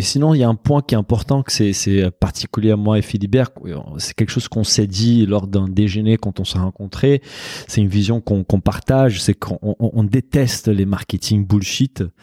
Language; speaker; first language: French; non-native, fluent; Portuguese